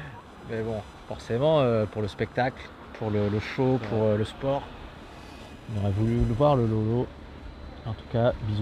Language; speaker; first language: French; native; French